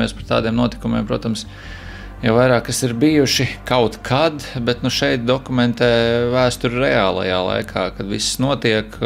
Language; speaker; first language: Latvian; native; Latvian